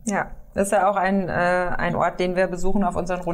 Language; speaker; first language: German; native; German